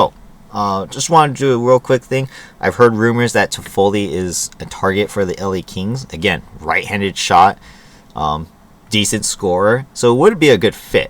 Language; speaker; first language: English; native; English